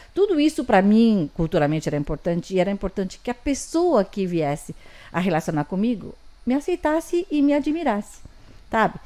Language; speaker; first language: Portuguese; early bilingual, other home language; Chinese